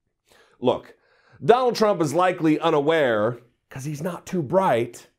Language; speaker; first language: English; native; English